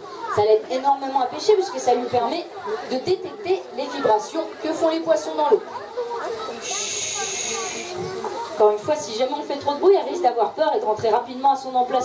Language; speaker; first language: French; native; French